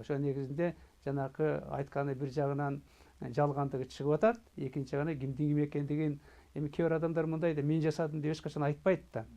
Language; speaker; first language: Kyrgyz; native; Kyrgyz